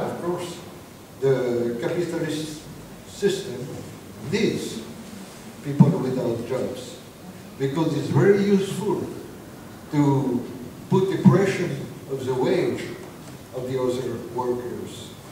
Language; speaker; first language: English; non-native, fluent; French